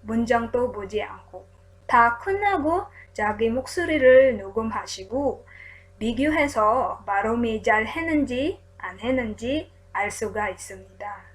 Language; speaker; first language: Korean; non-native, learner; Filipino